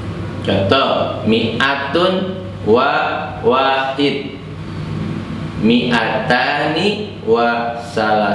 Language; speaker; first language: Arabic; non-native, fluent; Indonesian